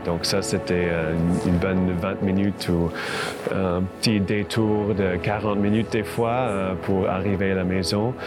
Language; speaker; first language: French; non-native, fluent; English